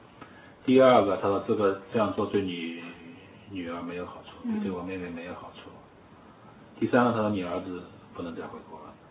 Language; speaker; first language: Chinese; native; Chinese